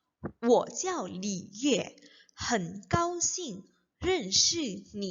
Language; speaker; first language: Chinese; non-native, fluent; Indonesian